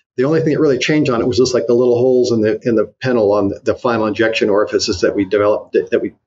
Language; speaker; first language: English; native; English